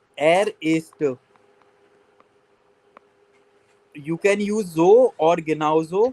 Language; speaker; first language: German; non-native, learner; Hindi